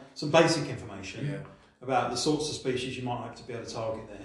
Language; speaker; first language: English; native; English